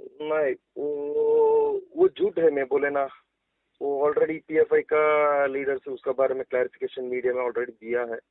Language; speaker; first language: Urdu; non-native, local second language; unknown